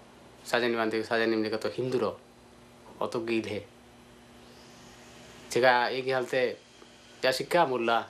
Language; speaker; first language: Korean; non-native, learner; Bangla